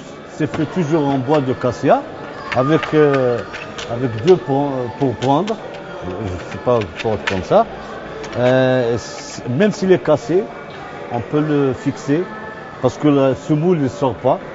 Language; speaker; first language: French; non-native, local second language; Arabic